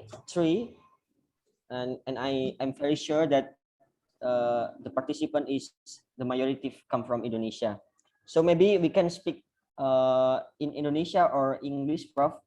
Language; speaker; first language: English; non-native, learner; Indonesian